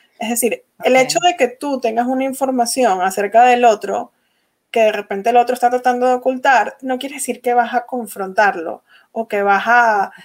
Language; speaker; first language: Spanish; native; Spanish